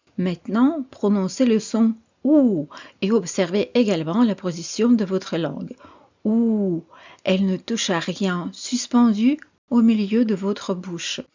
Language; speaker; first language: French; non-native, fluent; Russian